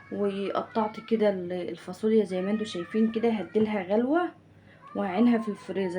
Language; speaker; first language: Arabic; native; Arabic